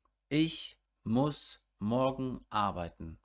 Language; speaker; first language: German; non-native, fluent; English